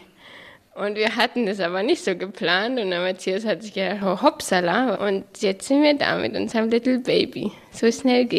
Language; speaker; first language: German; native; German